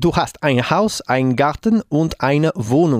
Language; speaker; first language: German; non-native, fluent; Spanish